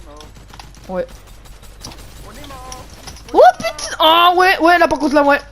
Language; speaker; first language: French; native; French